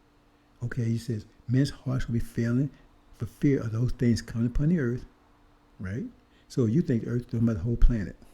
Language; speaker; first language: English; native; English